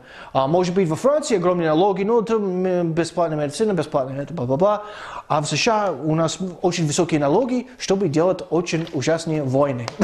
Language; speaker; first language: Russian; non-native, fluent; English